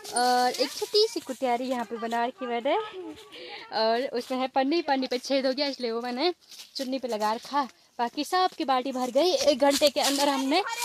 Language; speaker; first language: Hindi; non-native, local second language; Garhwali